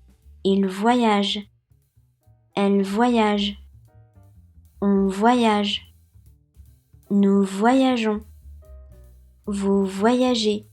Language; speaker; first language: French; non-native, fluent; Japanese